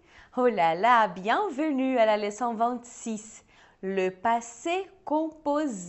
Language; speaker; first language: French; non-native, fluent; Portuguese